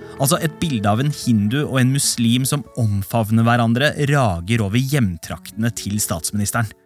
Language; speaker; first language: Norwegian; early bilingual, other home language; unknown